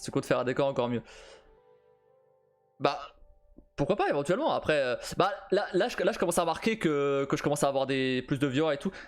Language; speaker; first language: French; native; French